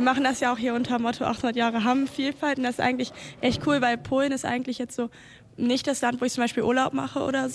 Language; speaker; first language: German; native; German